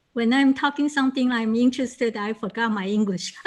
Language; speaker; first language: English; non-native, fluent; Chinese